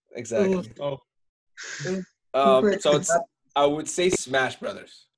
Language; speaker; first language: English; early bilingual, other home language; Spanish